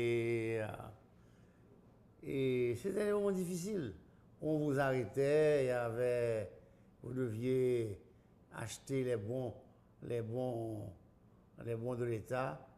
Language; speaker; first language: French; non-native, local second language; Haitian Creole